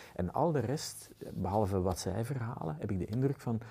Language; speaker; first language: Dutch; native; Dutch